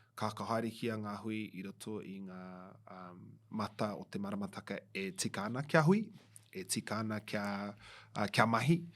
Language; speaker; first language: Māori; non-native, local second language; English